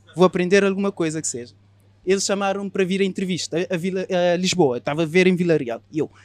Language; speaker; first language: Portuguese; non-native, local second language; Kabuverdianu